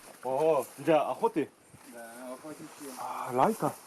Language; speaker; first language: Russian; non-native, fluent; Korean